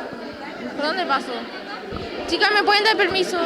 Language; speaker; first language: Spanish; native; Spanish